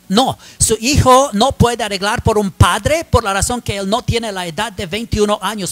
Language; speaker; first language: Spanish; non-native, learner; English